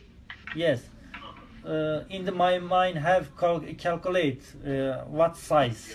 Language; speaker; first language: English; non-native, learner; Turkish